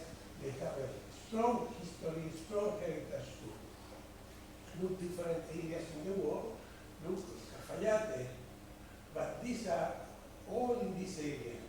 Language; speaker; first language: English; non-native, fluent; Spanish